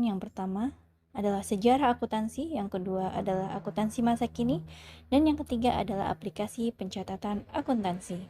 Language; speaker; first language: Indonesian; native; Indonesian